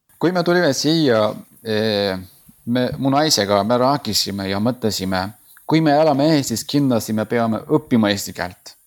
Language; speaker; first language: Estonian; non-native, learner; Turkish